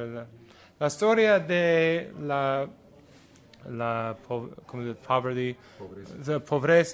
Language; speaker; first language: Spanish; non-native, learner; English